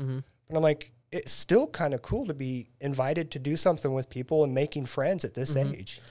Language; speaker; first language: English; native; English